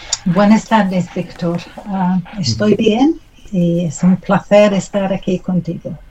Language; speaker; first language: Spanish; non-native, learner; English